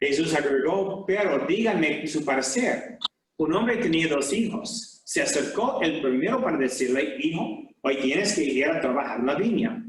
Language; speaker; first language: Spanish; non-native, fluent; English